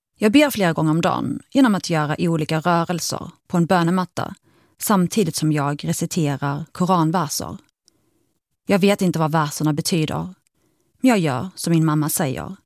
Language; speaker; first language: Swedish; early bilingual, other home language; Arabic